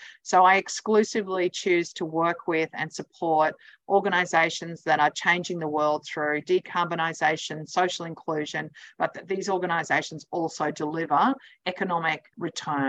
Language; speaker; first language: English; native; English